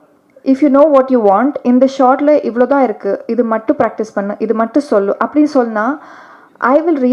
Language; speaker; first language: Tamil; non-native, learner; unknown